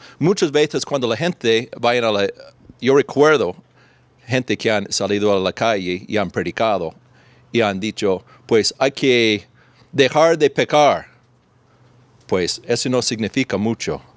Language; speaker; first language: Spanish; non-native, fluent; English